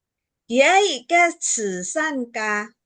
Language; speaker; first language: Chinese; early bilingual, heritage; Chinese